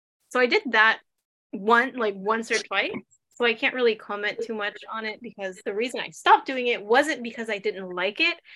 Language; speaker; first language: English; native; English